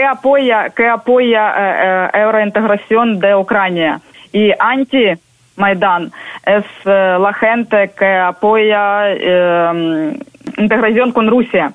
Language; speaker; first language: Spanish; non-native, fluent; Ukrainian